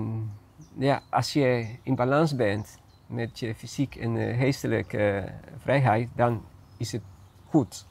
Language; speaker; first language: Dutch; non-native, fluent; Spanish